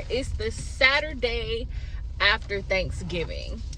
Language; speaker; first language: English; native; English